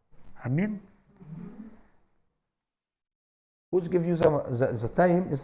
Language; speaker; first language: English; non-native, fluent; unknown